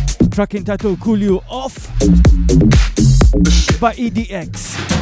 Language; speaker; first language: English; non-native, fluent; Italian